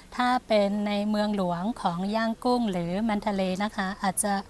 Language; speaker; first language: Thai; non-native, fluent; Burmese